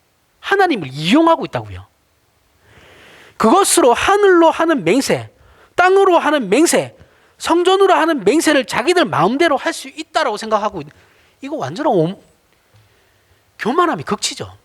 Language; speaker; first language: Korean; native; Korean